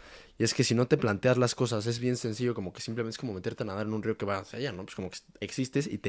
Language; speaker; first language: Spanish; native; Spanish